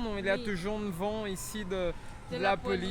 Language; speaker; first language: French; non-native, fluent; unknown